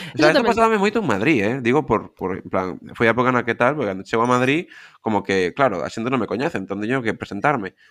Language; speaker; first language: Galician; non-native, local second language; Spanish